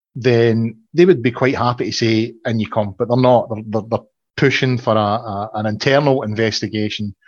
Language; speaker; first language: English; native; English